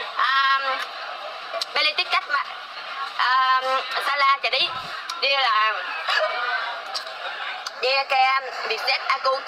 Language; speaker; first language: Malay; non-native, learner; Vietnamese